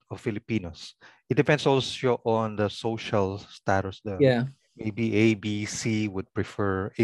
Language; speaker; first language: English; non-native, local second language; Pangasinan